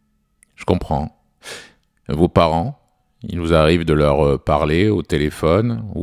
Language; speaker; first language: French; native; French